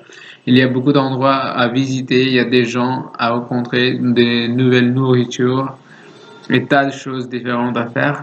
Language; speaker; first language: French; non-native, learner; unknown